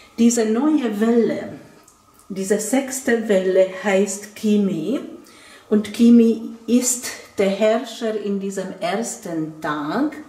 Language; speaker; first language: German; non-native, fluent; Hungarian